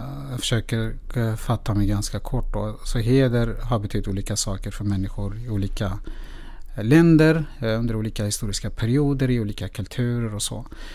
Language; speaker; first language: Swedish; non-native, fluent; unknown